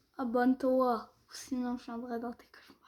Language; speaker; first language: French; native; French